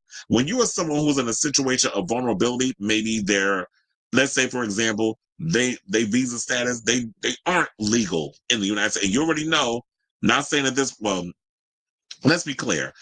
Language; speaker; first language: English; native; English